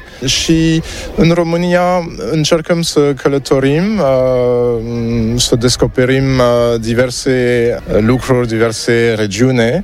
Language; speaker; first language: Romanian; non-native, fluent; French